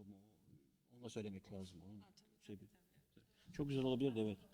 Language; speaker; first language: Turkish; native; Turkish